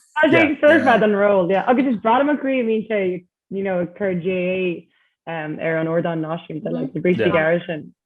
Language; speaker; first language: Irish; non-native, local second language; English